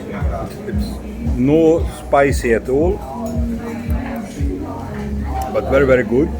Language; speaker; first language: English; non-native, learner; Swedish